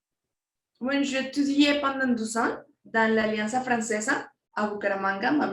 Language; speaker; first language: French; non-native, fluent; Spanish